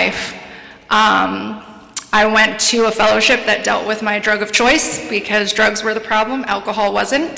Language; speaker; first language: English; native; English